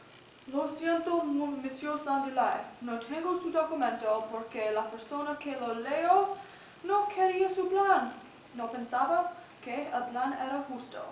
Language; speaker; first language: Spanish; non-native, learner; English